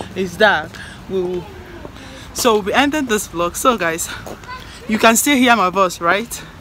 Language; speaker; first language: English; non-native, local second language; Igbo